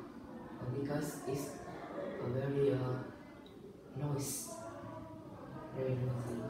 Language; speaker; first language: English; non-native, learner; Vietnamese